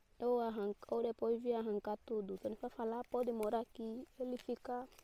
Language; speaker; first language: Portuguese; non-native, local second language; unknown